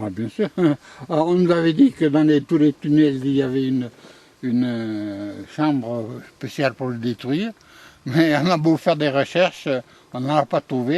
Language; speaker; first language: French; native; French